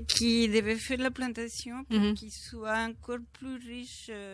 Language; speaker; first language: French; non-native, fluent; Spanish